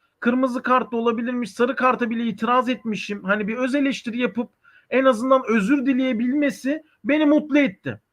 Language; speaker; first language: Turkish; native; Turkish